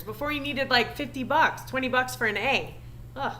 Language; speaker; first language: English; native; English